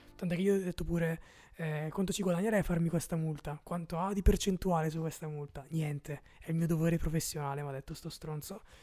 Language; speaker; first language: Italian; native; Italian